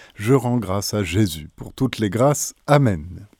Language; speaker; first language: French; native; French